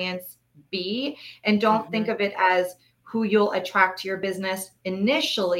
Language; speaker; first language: English; native; English